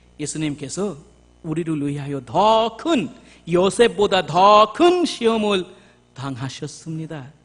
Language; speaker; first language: Korean; non-native, fluent; Bangla